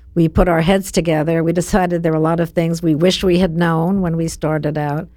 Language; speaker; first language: English; native; English